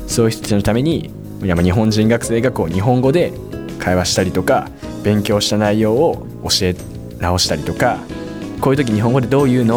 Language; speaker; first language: Japanese; native; Japanese